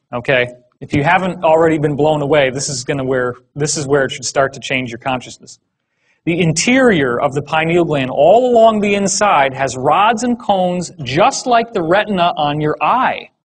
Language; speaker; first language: English; native; English